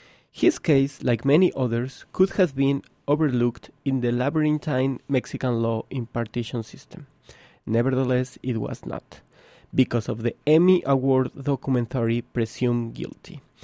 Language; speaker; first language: English; non-native, fluent; Spanish